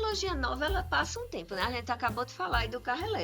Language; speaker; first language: Portuguese; native; Portuguese